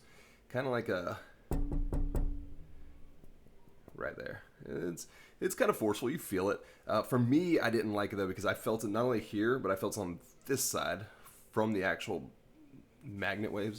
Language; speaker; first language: English; native; English